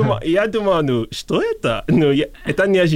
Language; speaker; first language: Russian; non-native, learner; English